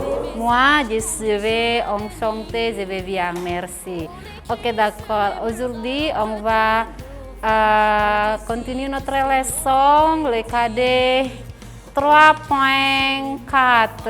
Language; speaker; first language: French; non-native, fluent; Indonesian